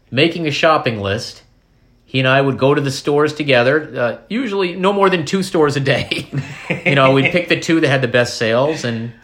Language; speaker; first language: English; native; English